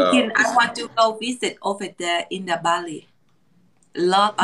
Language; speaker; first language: English; non-native, learner; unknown